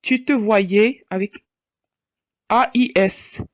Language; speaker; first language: French; non-native, local second language; Arabic